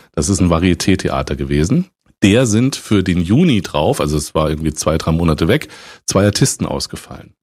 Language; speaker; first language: German; native; German